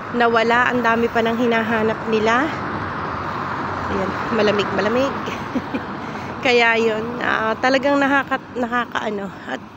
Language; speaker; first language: Filipino; native; Filipino